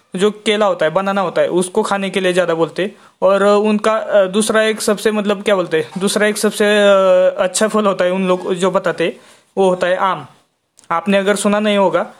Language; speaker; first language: Hindi; non-native, local second language; Marathi